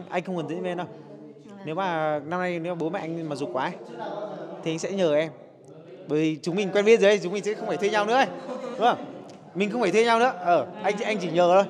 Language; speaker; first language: Vietnamese; non-native, local second language; Hmong